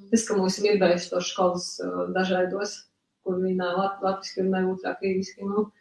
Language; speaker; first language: Latvian; early bilingual, other home language; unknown